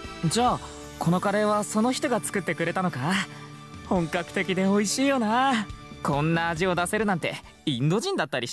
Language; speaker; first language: Japanese; native; Japanese